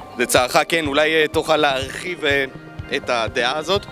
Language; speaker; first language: Hebrew; native; Hebrew